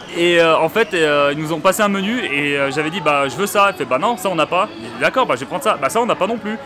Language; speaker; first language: French; native; French